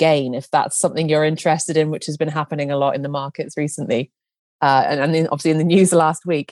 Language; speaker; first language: English; native; English